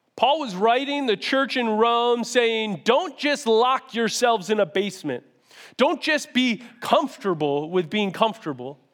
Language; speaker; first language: English; native; English